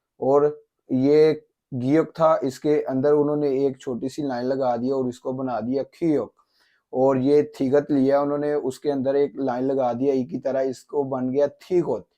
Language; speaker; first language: Urdu; non-native, local second language; Punjabi